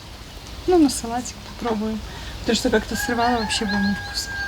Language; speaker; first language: Russian; native; Russian